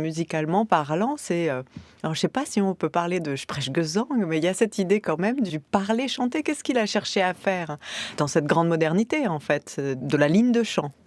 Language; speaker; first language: French; native; French